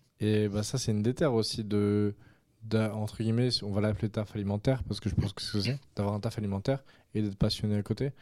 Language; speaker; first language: French; native; French